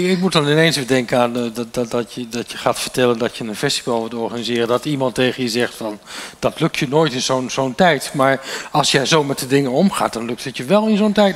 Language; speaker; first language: Dutch; native; Dutch